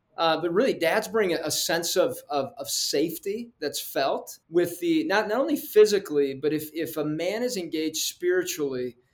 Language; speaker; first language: English; early bilingual, other home language; Spanish